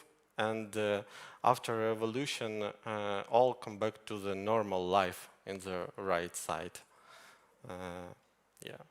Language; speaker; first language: English; non-native, learner; Ukrainian